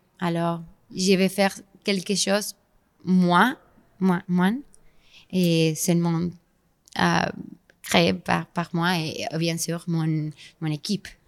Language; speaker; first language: French; non-native, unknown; Spanish